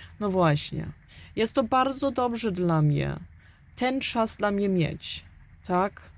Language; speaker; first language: Polish; early bilingual, heritage; German